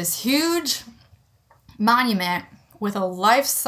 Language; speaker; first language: English; native; English